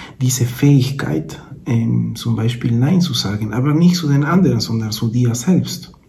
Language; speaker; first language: German; non-native, fluent; Spanish